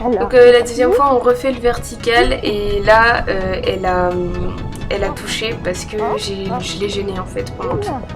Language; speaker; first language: French; native; French